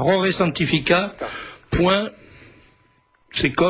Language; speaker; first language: French; native; French